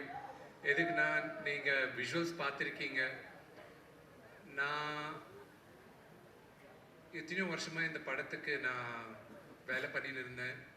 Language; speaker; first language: Tamil; non-native, local second language; Telugu